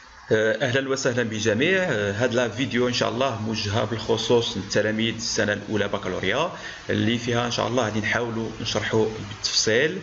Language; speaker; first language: Arabic; native; Arabic